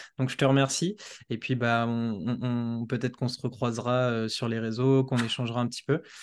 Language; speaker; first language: French; native; French